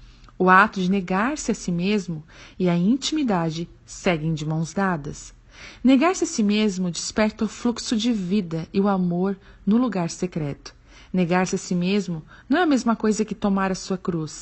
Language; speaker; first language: Portuguese; native; Portuguese